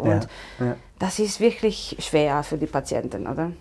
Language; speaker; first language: German; non-native, fluent; Italian